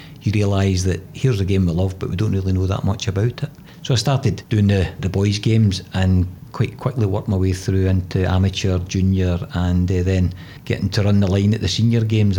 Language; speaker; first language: English; native; English